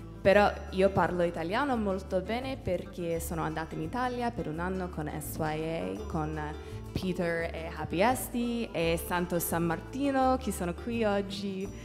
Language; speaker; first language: Italian; non-native, fluent; English